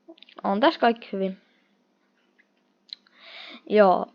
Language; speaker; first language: Finnish; non-native, fluent; Russian